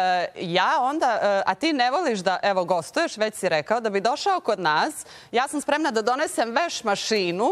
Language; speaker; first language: Serbian; native; Serbian